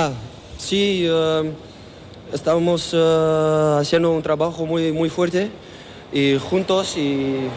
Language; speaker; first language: Spanish; non-native, learner; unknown